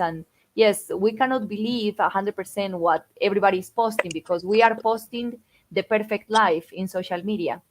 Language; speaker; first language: English; non-native, fluent; Spanish